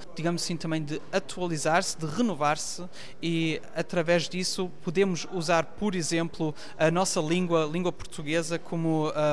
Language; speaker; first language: Portuguese; early bilingual, heritage; Portuguese